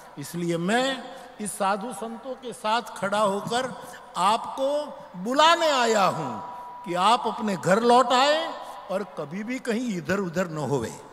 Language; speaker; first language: Hindi; non-native, local second language; Gujarati